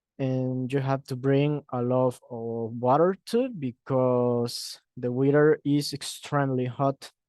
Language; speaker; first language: English; non-native, learner; Spanish